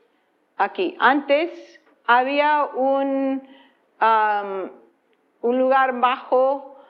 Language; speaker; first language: Spanish; non-native, fluent; English